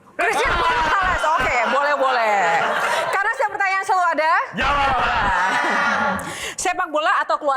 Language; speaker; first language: Indonesian; native; Indonesian